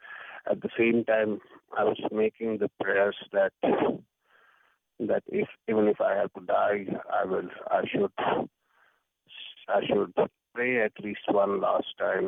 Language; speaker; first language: English; non-native, local second language; Kashmiri